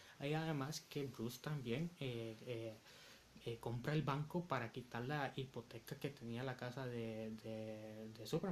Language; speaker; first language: Spanish; native; Spanish